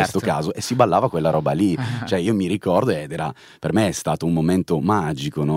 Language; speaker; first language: Italian; native; Italian